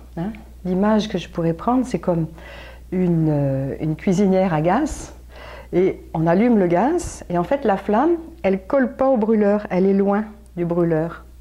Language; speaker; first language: French; native; French